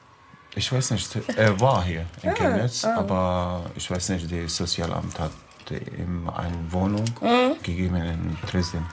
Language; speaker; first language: German; non-native, learner; Arabic